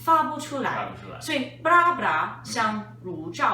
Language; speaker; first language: Chinese; non-native, fluent; English